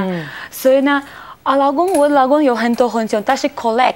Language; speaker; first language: Chinese; non-native, learner; Russian